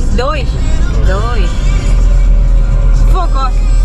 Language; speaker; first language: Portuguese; non-native, learner; Thai